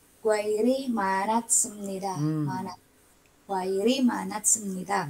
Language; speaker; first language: Korean; non-native, learner; Indonesian